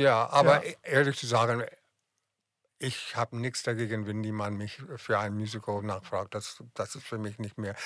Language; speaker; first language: German; non-native, fluent; English